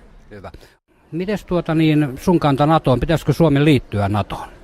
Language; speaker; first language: Finnish; native; Finnish